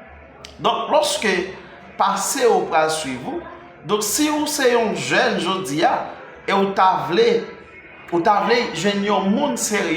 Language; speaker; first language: French; non-native, learner; Haitian Creole